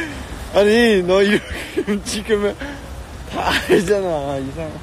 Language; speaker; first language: Korean; non-native, fluent; Chinese